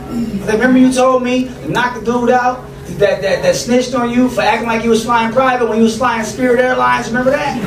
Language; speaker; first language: English; native; English